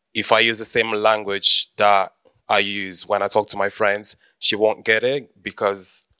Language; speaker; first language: English; early bilingual, heritage; Portuguese